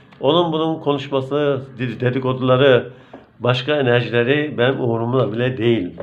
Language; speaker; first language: Turkish; native; Turkish